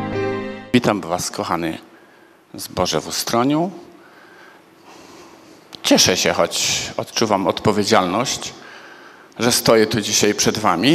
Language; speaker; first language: Polish; native; Polish